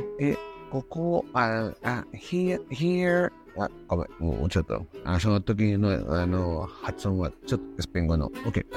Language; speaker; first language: Japanese; non-native, learner; Spanish